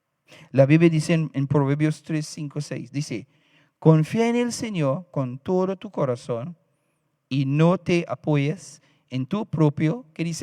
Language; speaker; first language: Spanish; non-native, fluent; English